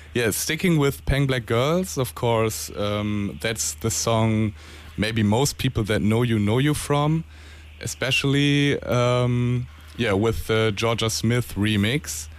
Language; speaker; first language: English; non-native, fluent; German